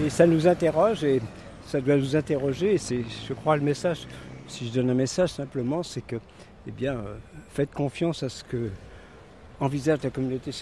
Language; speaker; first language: French; native; French